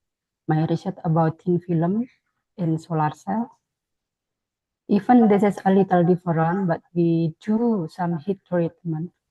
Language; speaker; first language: English; non-native, fluent; Indonesian